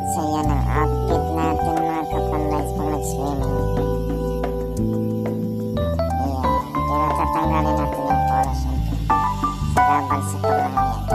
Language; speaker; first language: Filipino; non-native, local second language; Cebuano